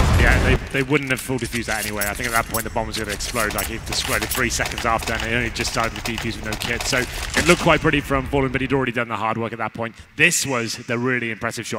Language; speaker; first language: English; native; English